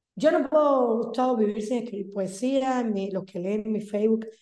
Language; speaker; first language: Spanish; native; Spanish